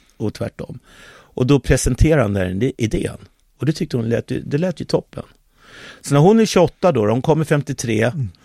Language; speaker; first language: Swedish; early bilingual, other home language; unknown